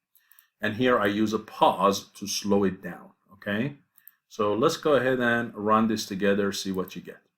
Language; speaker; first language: English; non-native, fluent; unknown